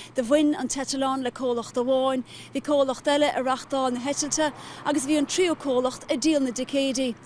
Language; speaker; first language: Irish; native; Irish